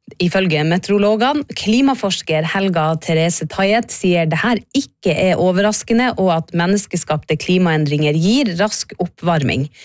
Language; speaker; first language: Norwegian; native; Norwegian